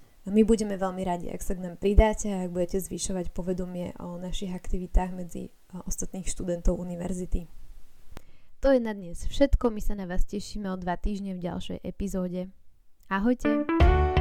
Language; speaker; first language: Slovak; native; Slovak